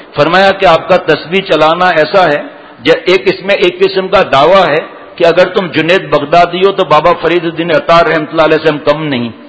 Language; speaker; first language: Urdu; native; Urdu